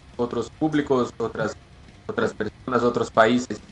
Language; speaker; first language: Spanish; non-native, learner; Portuguese